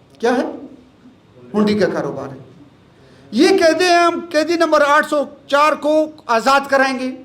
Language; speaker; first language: Urdu; non-native, local second language; Pashto